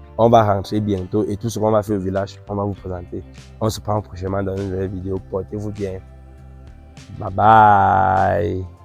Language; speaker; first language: French; non-native, local second language; Ghomala